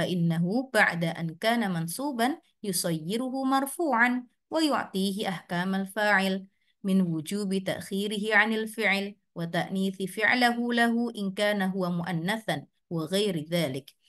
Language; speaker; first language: Arabic; non-native, fluent; Indonesian